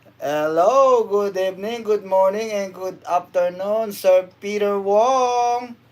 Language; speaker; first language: Filipino; native; Filipino